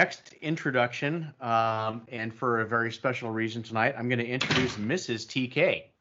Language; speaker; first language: English; native; English